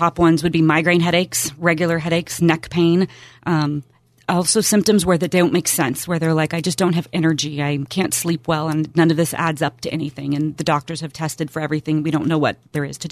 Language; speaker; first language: English; native; English